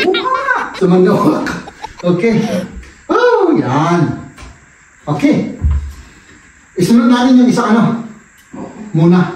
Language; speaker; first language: Filipino; native; Filipino